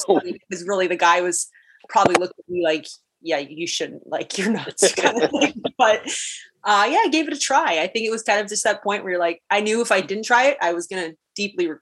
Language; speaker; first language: English; native; English